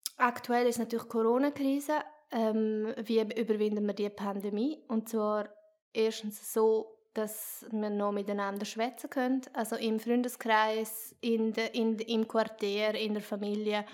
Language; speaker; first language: German; native; German